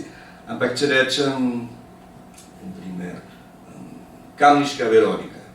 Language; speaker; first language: Slovenian; early bilingual, heritage; Slovenian